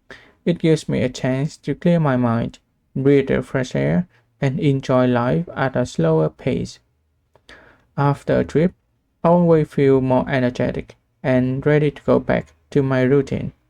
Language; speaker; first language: English; non-native, learner; Vietnamese